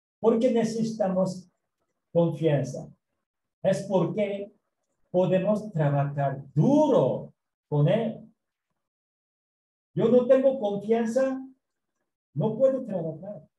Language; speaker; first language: Spanish; non-native, learner; Korean